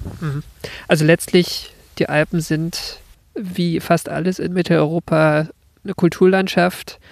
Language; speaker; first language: German; native; German